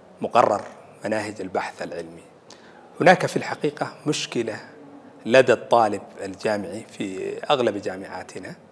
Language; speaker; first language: Arabic; non-native, local second language; Somali